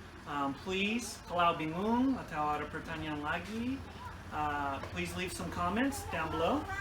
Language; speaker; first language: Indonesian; non-native, learner; English